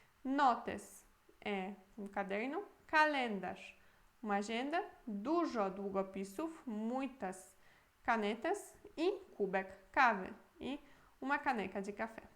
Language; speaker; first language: Portuguese; non-native, fluent; Polish